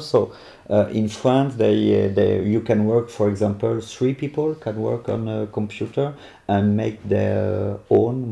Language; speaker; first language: English; non-native, learner; French